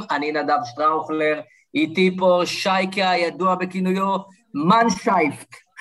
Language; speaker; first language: Hebrew; early bilingual, other home language; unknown